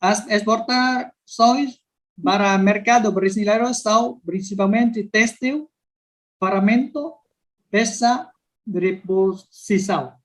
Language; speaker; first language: Portuguese; non-native, learner; Vietnamese